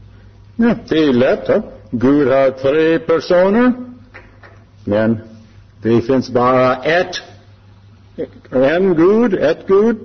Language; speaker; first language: Swedish; non-native, learner; English